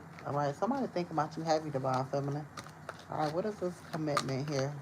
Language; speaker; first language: English; native; English